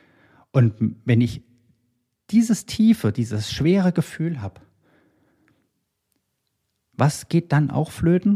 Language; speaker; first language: German; native; German